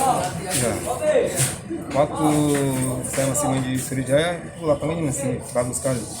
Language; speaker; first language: Indonesian; non-native, fluent; Portuguese